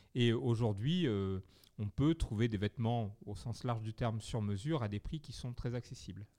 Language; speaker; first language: French; native; French